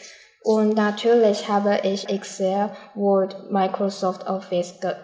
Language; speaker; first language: German; non-native, learner; Chinese